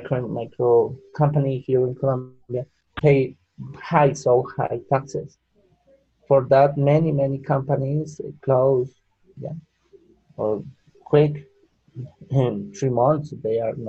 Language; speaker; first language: English; non-native, learner; Spanish